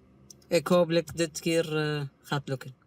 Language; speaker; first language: Dutch; non-native, learner; Arabic